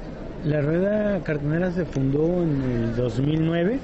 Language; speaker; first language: Spanish; native; Spanish